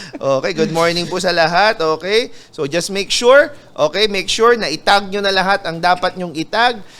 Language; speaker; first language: Filipino; native; Filipino